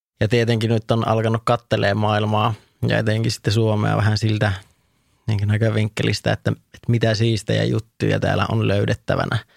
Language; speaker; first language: Finnish; native; Finnish